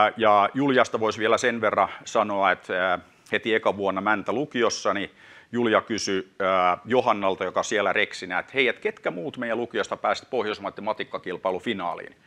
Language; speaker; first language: Finnish; non-native, local second language; Swedish